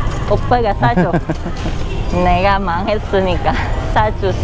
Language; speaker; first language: Korean; non-native, learner; Thai